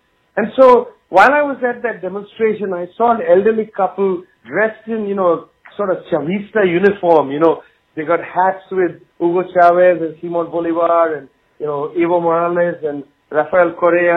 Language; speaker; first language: English; non-native, local second language; Bangla